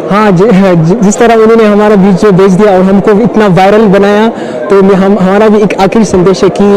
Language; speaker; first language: Hindi; non-native, fluent; Hausa